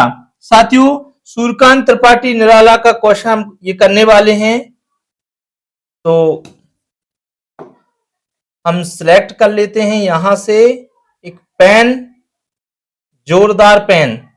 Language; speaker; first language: Hindi; native; Hindi